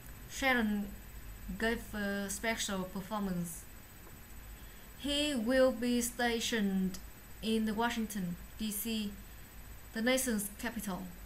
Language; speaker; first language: English; non-native, learner; Vietnamese